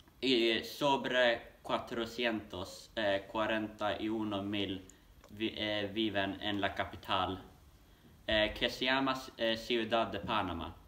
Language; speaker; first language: Spanish; non-native, learner; Swedish